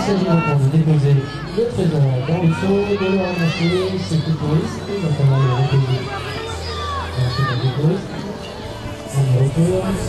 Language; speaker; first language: French; native; French